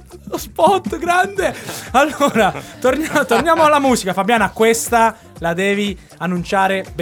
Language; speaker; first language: Italian; native; Italian